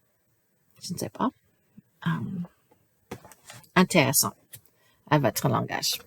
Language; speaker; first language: French; non-native, fluent; English